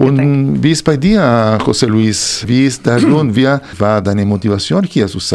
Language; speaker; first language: German; non-native, fluent; Spanish